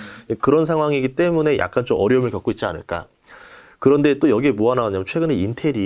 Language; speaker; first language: Korean; native; Korean